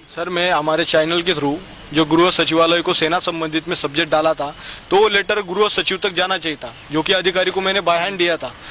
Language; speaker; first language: Hindi; non-native, local second language; Marathi